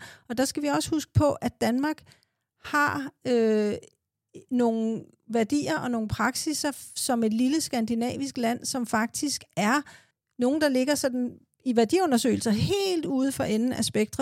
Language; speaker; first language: Danish; native; Danish